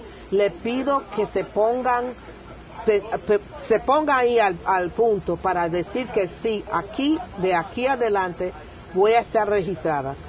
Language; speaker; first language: Spanish; native; Spanish